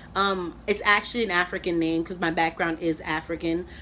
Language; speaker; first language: English; native; English